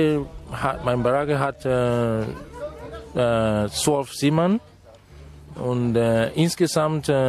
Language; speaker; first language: German; non-native, fluent; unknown